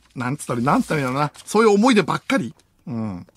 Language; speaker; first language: Japanese; native; Japanese